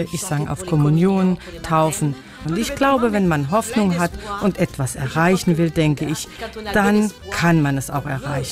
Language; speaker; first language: German; non-native, fluent; French